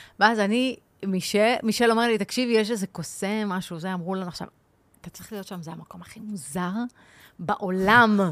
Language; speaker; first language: Hebrew; native; Hebrew